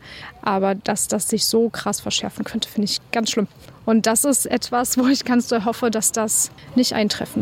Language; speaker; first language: German; native; German